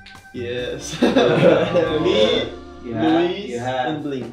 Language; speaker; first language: English; non-native, learner; Portuguese